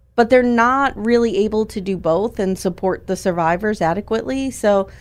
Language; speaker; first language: English; native; English